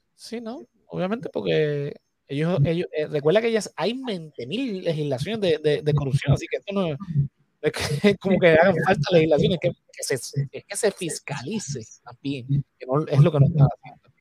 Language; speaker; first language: Spanish; native; Spanish